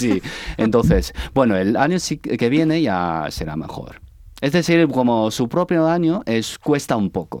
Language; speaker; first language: Spanish; non-native, learner; Chinese